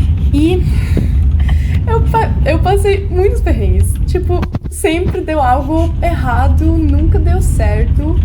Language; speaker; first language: Portuguese; non-native, fluent; German